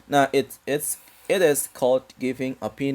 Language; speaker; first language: English; non-native, fluent; Indonesian